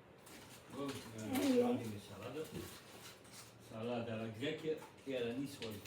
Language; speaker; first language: French; native; French